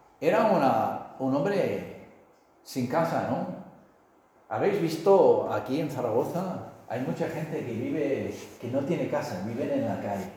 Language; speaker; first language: Spanish; non-native, fluent; English